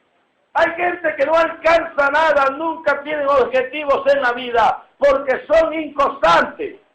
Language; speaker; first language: Spanish; native; Spanish